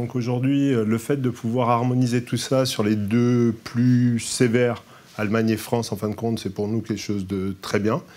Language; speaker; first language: French; native; French